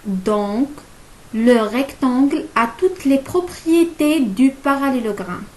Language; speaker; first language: French; non-native, local second language; Arabic